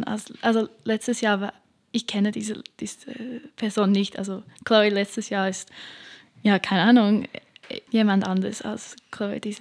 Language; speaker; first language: German; non-native, learner; English